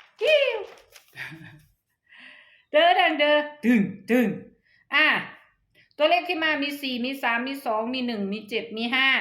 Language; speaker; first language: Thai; non-native, local second language; Northeastern Thai